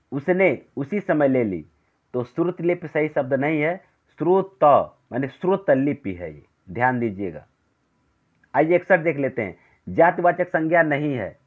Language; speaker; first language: Hindi; native; Hindi